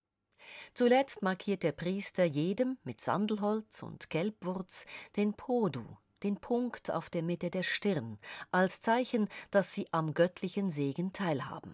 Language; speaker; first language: German; native; German